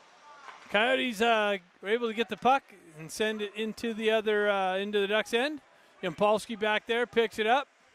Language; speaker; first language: English; native; English